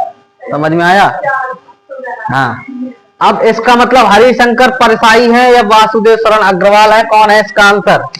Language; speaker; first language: Hindi; native; Hindi